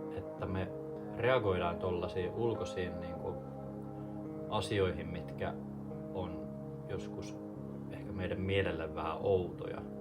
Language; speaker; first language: Finnish; native; Finnish